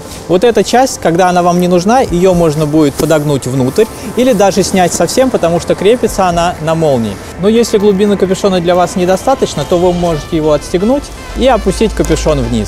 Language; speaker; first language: Russian; native; Russian